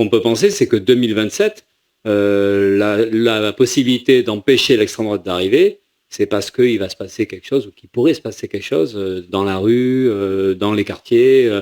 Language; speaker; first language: French; native; French